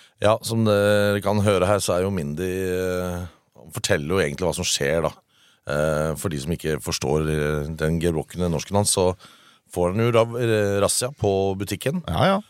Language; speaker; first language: Norwegian; native; Norwegian